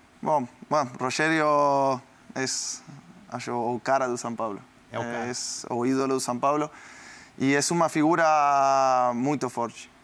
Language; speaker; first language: Portuguese; non-native, learner; Spanish